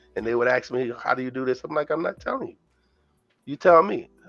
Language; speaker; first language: English; native; English